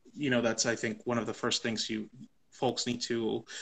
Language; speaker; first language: English; native; English